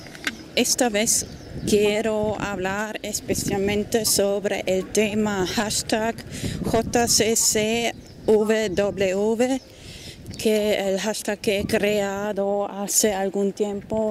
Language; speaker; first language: Spanish; non-native, fluent; German